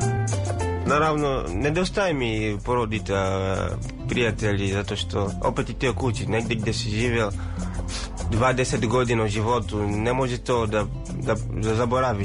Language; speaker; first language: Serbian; non-native, fluent; Swahili